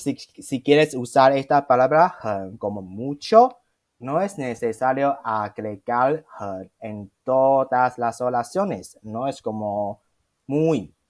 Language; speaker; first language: Spanish; non-native, fluent; Chinese